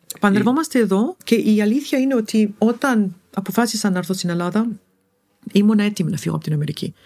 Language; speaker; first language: Greek; non-native, fluent; Arabic